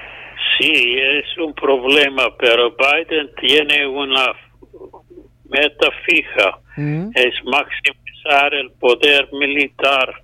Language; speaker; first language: Spanish; non-native, fluent; English